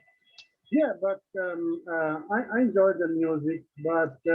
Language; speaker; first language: English; non-native, learner; Italian